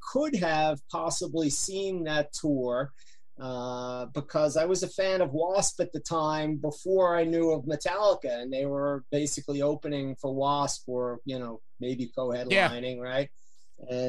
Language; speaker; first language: English; native; English